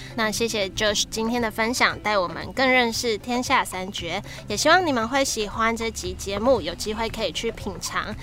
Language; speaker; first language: Chinese; native; Chinese